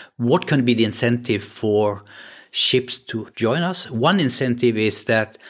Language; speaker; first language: English; non-native, fluent; Swedish